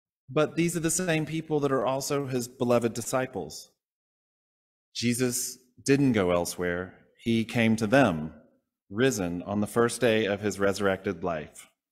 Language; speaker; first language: English; native; English